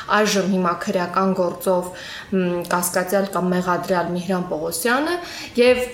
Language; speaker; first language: Armenian; native; Armenian